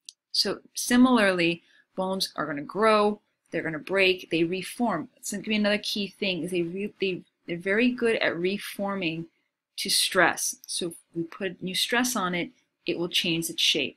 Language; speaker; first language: English; native; English